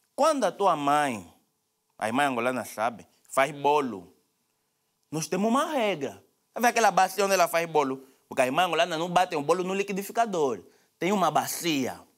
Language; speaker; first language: Portuguese; native; Portuguese